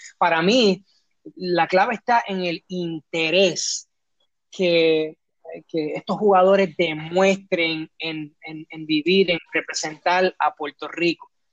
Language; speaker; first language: Spanish; early bilingual, heritage; Spanish